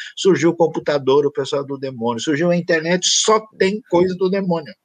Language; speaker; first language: Portuguese; native; Portuguese